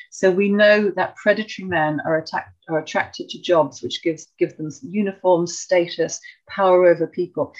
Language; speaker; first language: English; native; English